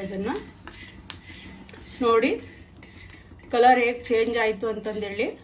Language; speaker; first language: Kannada; native; Kannada